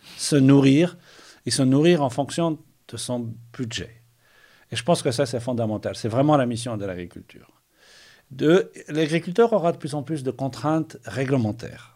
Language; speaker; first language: French; non-native, local second language; Arabic